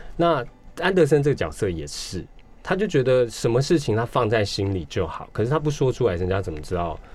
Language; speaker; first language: Chinese; non-native, local second language; Min Nan Chinese